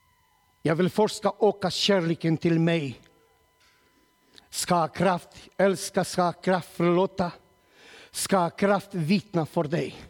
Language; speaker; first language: Swedish; non-native, learner; Romanian